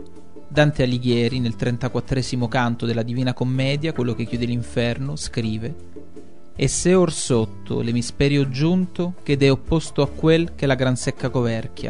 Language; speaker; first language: Italian; native; Italian